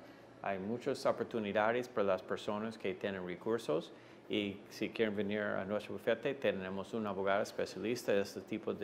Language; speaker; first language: Spanish; non-native, fluent; English